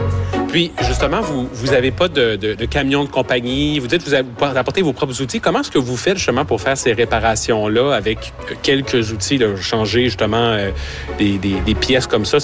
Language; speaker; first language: French; native; French